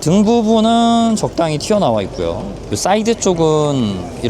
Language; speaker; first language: Korean; native; Korean